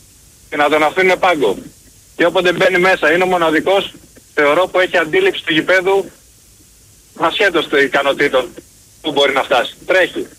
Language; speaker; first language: Greek; native; Greek